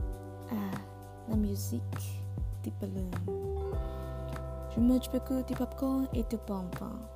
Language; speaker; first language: French; non-native, learner; English